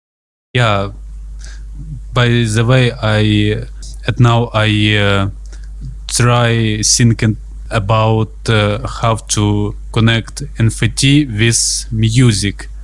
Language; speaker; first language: English; non-native, learner; Russian